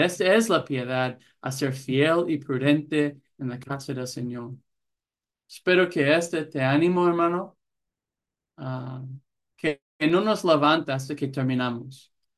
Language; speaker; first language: Spanish; non-native, fluent; English